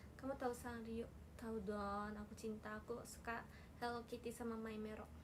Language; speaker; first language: Indonesian; non-native, fluent; Japanese